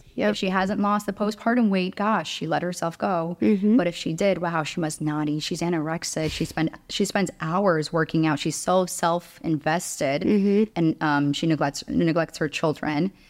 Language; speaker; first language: English; early bilingual, other home language; Romanian